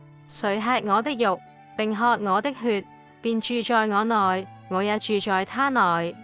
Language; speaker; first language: Chinese; native; Chinese